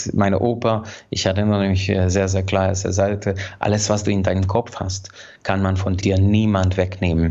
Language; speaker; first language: German; non-native, fluent; Hungarian